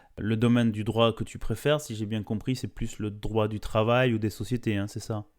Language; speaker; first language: French; native; French